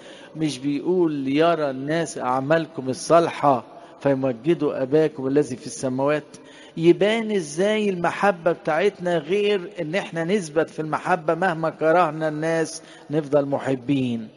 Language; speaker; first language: Arabic; native; Arabic